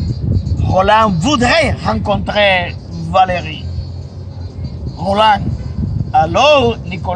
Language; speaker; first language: French; non-native, fluent; Spanish